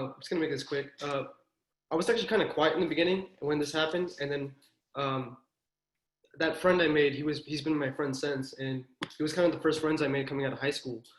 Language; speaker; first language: English; native; English